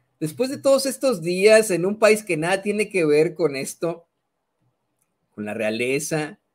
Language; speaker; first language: Spanish; native; Spanish